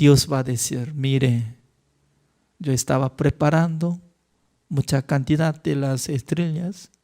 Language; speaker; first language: Spanish; non-native, fluent; Korean